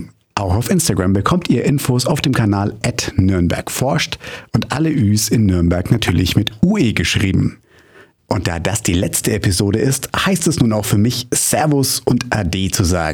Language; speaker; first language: German; native; German